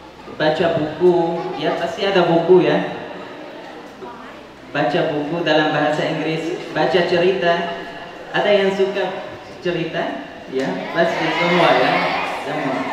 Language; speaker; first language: Indonesian; non-native, fluent; Arabic